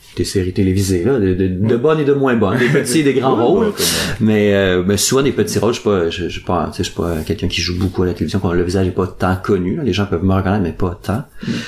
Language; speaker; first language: French; native; French